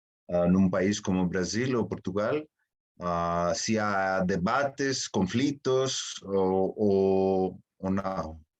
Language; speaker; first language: Portuguese; non-native, fluent; Spanish